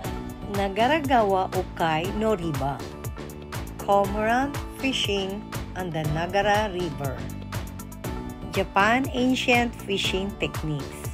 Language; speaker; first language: English; non-native, local second language; Filipino